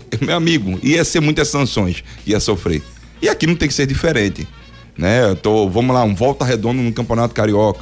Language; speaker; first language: Portuguese; native; Portuguese